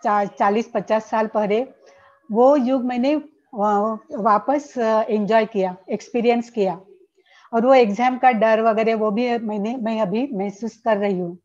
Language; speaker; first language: Hindi; non-native, local second language; Marathi